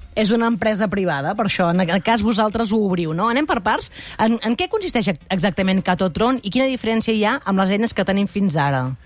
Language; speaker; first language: Catalan; native; Catalan